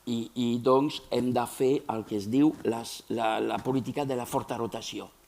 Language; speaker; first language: Catalan; non-native, fluent; French